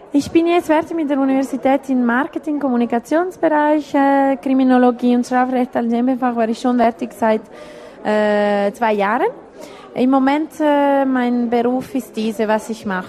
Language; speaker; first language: German; non-native, local second language; Italian